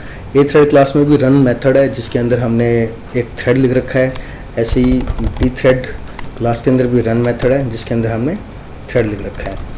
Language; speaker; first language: Hindi; native; Hindi